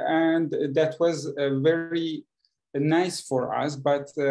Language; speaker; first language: English; non-native, fluent; Persian